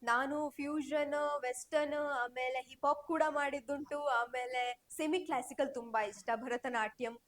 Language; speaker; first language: Kannada; native; Kannada